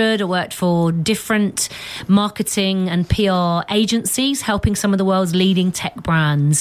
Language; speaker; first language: English; native; English